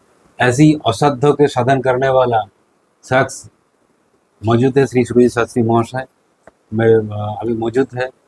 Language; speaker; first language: Hindi; non-native, local second language; Bangla